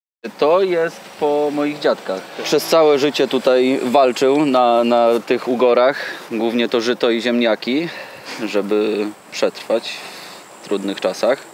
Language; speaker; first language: Polish; native; Polish